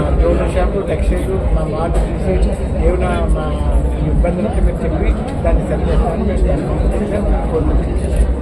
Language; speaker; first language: Telugu; native; Telugu